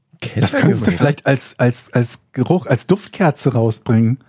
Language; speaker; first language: German; native; German